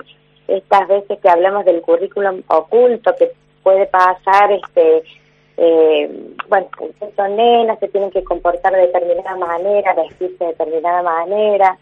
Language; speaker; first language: Spanish; native; Spanish